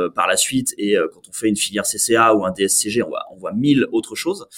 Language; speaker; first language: French; native; French